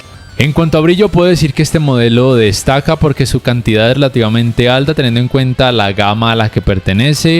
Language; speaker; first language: Spanish; native; Spanish